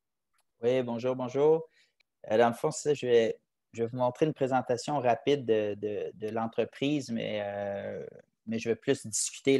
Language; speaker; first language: French; native; French